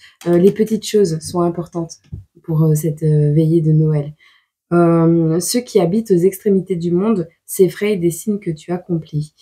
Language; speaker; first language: French; native; French